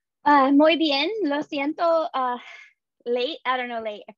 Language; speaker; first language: Spanish; non-native, learner; English